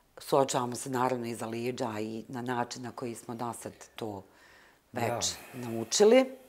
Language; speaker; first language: Bosnian; native; Bosnian